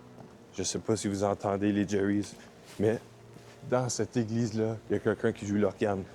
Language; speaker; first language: French; native; French